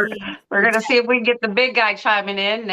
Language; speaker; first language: English; native; English